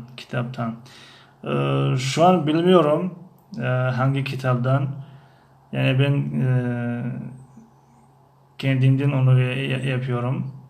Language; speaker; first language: Turkish; non-native, fluent; Tajik